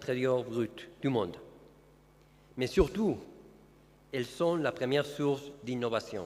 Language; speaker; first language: French; non-native, fluent; Spanish